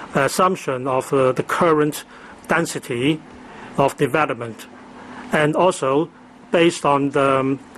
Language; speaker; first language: English; non-native, local second language; Cantonese